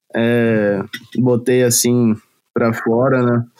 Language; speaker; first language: Portuguese; native; Portuguese